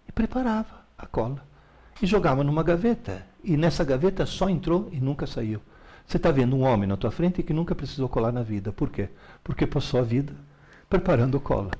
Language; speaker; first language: Portuguese; early bilingual, other home language; Italian